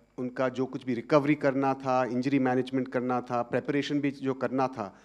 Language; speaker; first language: Hindi; native; Hindi